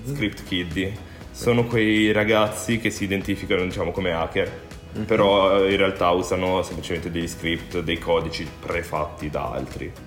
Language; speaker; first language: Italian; early bilingual, other home language; Romanian